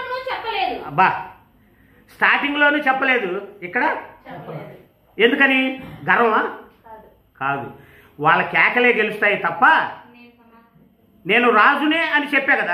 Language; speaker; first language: Telugu; native; Telugu